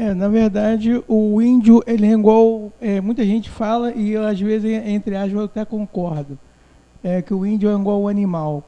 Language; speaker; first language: Portuguese; non-native, local second language; Guarani